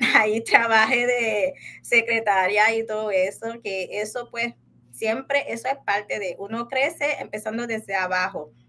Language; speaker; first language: Spanish; non-native, fluent; Haitian Creole